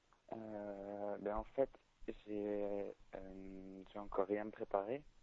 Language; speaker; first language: French; native; French